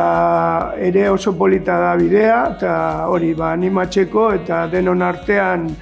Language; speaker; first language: Basque; non-native, local second language; Spanish